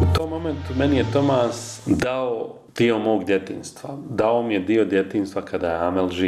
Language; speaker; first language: Croatian; native; Croatian